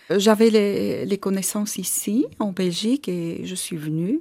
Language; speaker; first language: French; non-native, fluent; Armenian